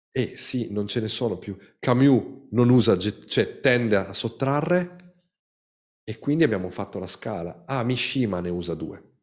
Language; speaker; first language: Italian; native; Italian